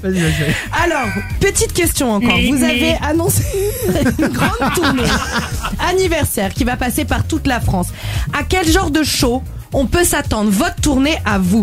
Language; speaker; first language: French; native; French